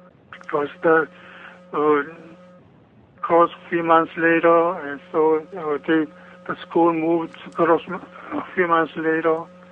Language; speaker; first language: English; non-native, learner; Korean